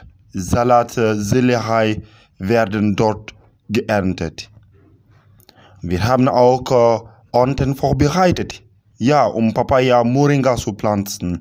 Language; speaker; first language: German; non-native, learner; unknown